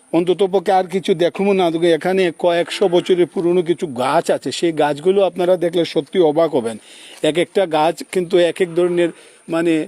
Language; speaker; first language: Bangla; native; Bangla